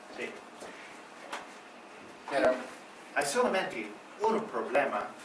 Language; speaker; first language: Spanish; non-native, learner; English